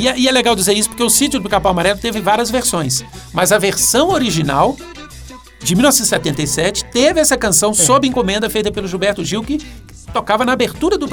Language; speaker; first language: Portuguese; native; Portuguese